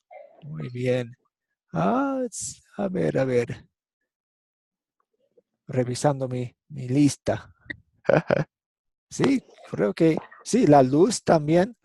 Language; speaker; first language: Spanish; non-native, fluent; English